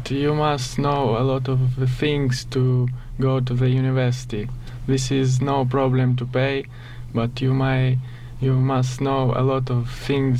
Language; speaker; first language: English; non-native, learner; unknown